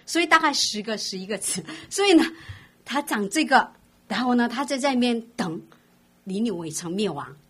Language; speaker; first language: Chinese; non-native, fluent; Korean